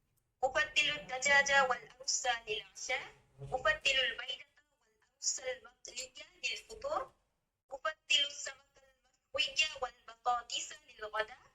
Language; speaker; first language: Arabic; non-native, learner; Bangla